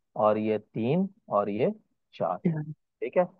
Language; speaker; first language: Hindi; native; Hindi